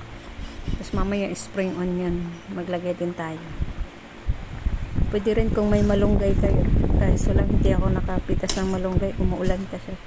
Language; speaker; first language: Filipino; native; Filipino